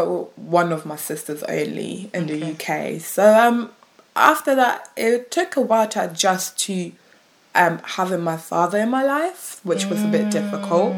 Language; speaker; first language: English; native; English